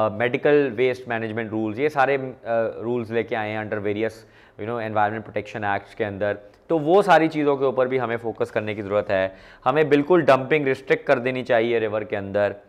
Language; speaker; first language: Hindi; non-native, local second language; Punjabi